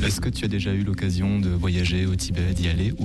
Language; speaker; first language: French; native; French